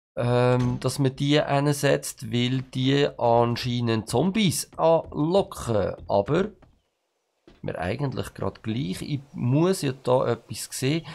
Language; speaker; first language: German; native; German